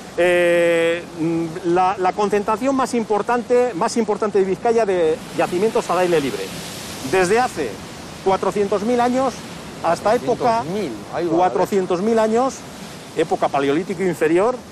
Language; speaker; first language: Spanish; native; Spanish